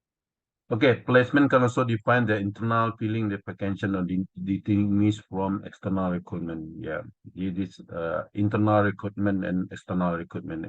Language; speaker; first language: English; non-native, learner; Indonesian